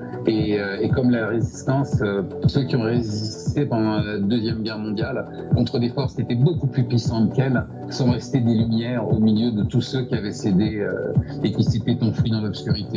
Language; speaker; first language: French; native; French